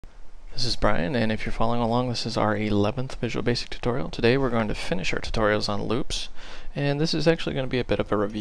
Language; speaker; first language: English; native; English